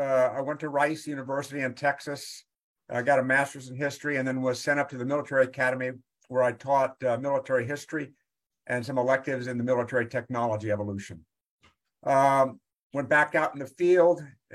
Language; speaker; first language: English; native; English